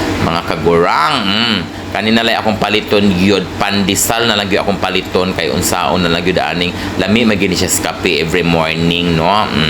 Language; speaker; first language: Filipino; non-native, local second language; Cebuano